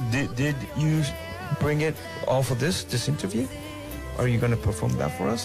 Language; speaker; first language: English; non-native, fluent; Japanese